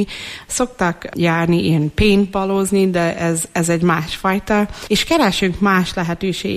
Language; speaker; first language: Hungarian; non-native, fluent; English